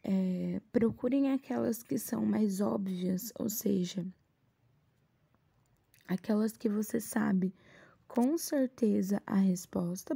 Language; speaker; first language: Portuguese; native; Portuguese